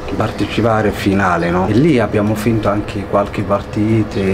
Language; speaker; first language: Italian; non-native, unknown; Somali